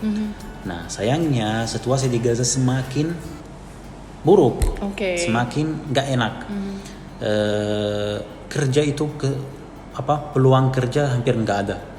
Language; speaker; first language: Indonesian; non-native, fluent; Arabic